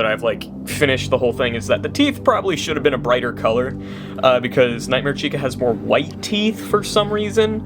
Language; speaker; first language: English; native; English